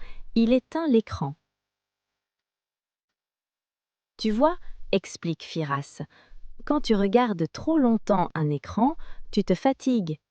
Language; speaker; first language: French; non-native, local second language; Arabic